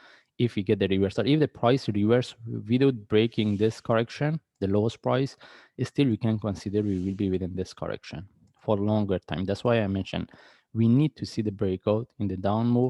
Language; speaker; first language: English; non-native, fluent; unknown